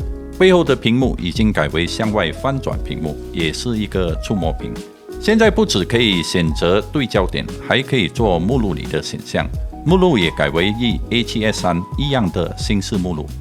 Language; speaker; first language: Chinese; native; Chinese